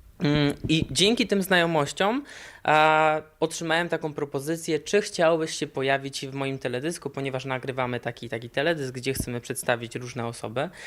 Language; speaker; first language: Polish; native; Polish